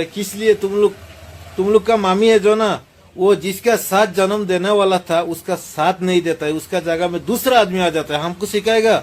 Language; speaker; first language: Hindi; non-native, local second language; Assamese